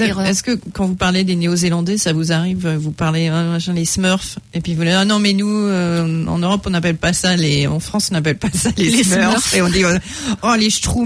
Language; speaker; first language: French; native; French